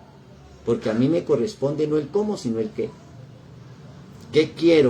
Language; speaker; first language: Spanish; native; Spanish